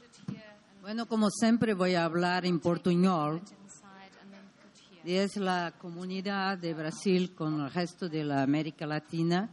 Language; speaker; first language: Spanish; non-native, learner; Portuguese